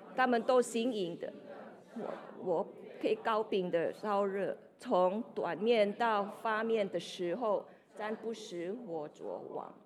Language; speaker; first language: Chinese; non-native, fluent; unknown